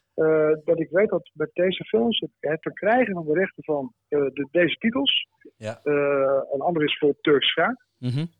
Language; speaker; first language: Dutch; early bilingual, other home language; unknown